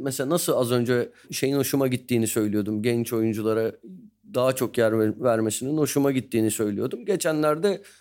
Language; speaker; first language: Turkish; native; Turkish